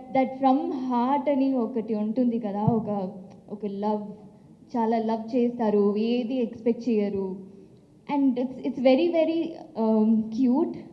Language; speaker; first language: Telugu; non-native, local second language; Tamil